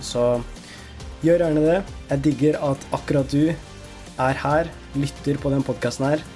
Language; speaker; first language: Norwegian; native; Norwegian